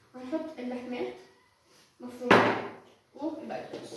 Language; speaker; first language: Arabic; native; Arabic